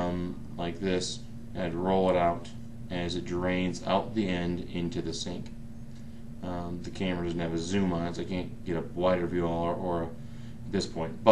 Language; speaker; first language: English; native; English